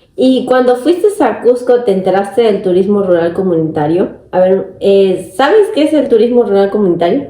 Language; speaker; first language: Spanish; native; Spanish